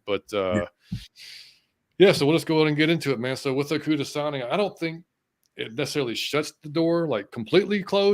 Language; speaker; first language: English; native; English